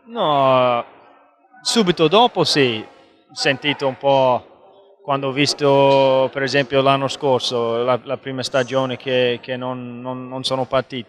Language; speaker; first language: Italian; non-native, fluent; English